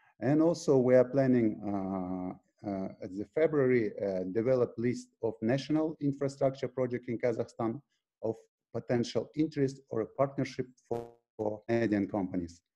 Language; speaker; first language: English; non-native, fluent; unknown